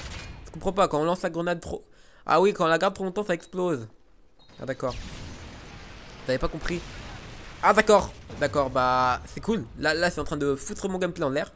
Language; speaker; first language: French; native; French